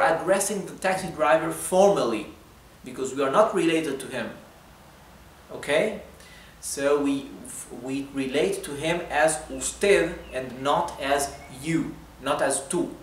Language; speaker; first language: English; non-native, fluent; Spanish